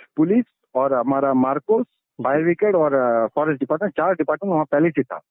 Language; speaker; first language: Hindi; native; Hindi